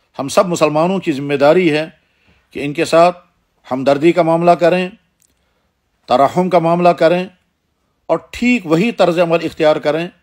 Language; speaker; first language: Urdu; non-native, local second language; Kashmiri